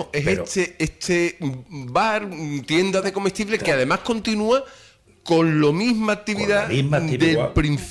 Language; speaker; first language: Spanish; native; Spanish